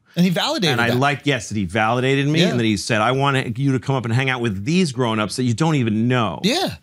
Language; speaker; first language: English; native; English